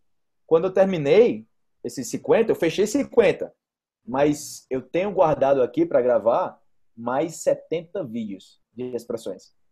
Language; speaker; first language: Portuguese; native; Portuguese